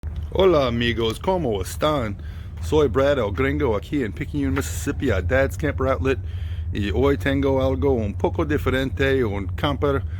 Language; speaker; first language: Spanish; non-native, fluent; English